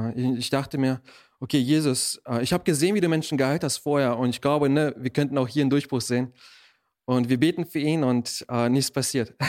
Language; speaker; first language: German; early bilingual, other home language; Russian